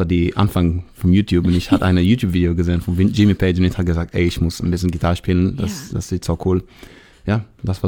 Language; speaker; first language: German; non-native, learner; Hebrew